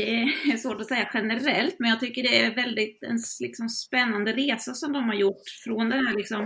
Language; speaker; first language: Swedish; native; Swedish